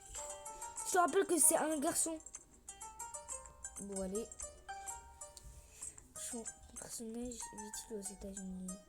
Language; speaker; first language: French; early bilingual, other home language; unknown